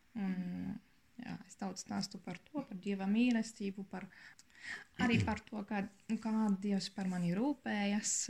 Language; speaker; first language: Latvian; non-native, learner; German